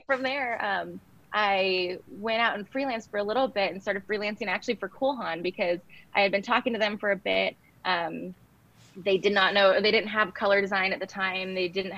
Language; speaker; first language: English; native; English